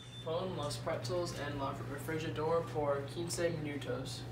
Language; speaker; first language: Spanish; non-native, learner; English